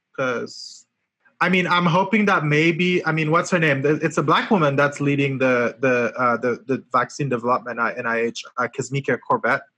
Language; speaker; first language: English; non-native, local second language; French